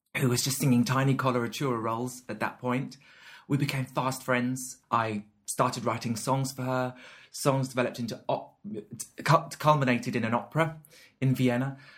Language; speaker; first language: English; native; English